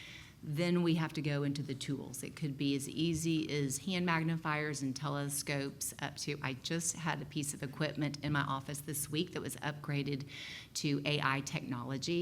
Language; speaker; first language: English; native; English